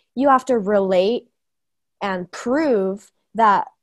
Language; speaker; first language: English; early bilingual, other home language; Chinese